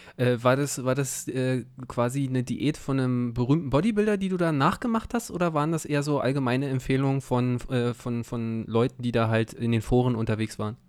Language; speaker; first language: German; native; German